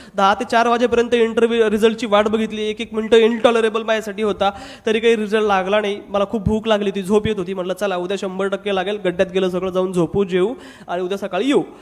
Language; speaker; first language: Marathi; non-native, local second language; Hindi